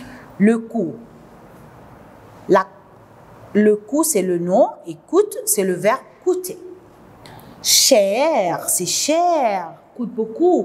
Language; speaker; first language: French; non-native, local second language; Arabic